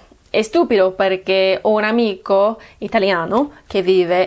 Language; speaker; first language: Italian; non-native, learner; English